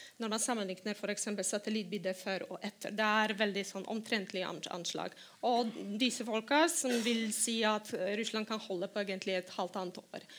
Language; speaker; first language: Norwegian; non-native, fluent; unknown